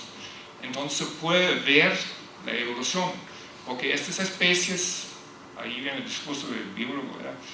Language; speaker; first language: Spanish; non-native, fluent; German